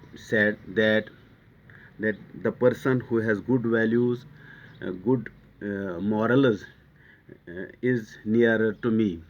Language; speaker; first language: English; non-native, local second language; Urdu